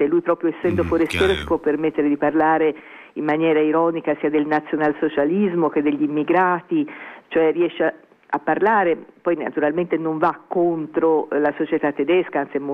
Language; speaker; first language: Italian; native; Italian